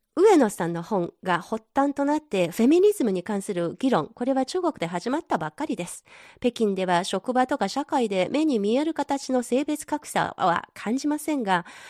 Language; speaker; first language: Japanese; non-native, fluent; Chinese